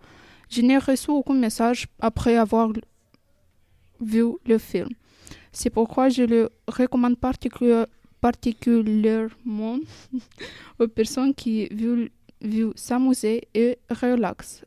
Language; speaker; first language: French; non-native, learner; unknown